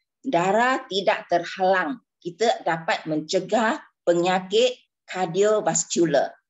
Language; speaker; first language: Malay; non-native, local second language; Chinese